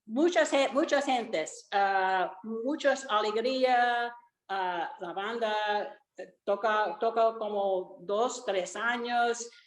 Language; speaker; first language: Spanish; early bilingual, other home language; Italian